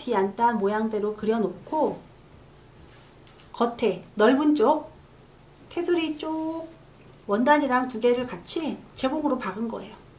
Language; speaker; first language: Korean; native; Korean